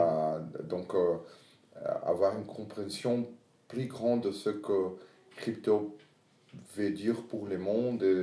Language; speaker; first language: French; non-native, fluent; Portuguese